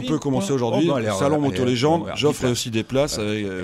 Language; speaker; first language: French; native; French